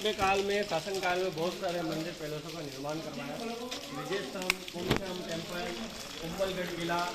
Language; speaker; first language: Hindi; native; Hindi